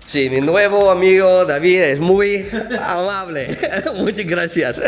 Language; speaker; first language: Spanish; non-native, learner; English